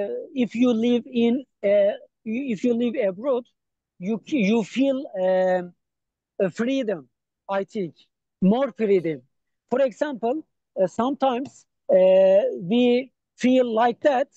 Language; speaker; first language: English; non-native, learner; Turkish